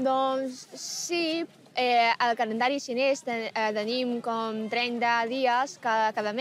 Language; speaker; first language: Catalan; non-native, learner; Chinese